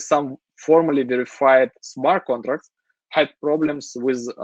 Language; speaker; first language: English; non-native, fluent; Russian